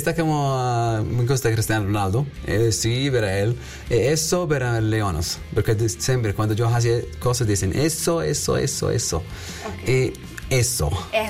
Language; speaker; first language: Spanish; non-native, learner; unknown